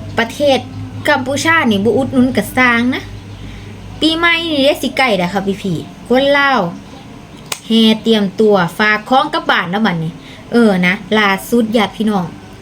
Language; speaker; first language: Thai; non-native, local second language; Lao